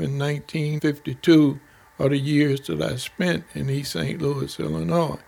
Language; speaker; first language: English; native; English